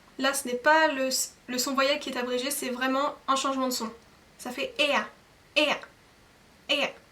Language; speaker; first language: French; native; French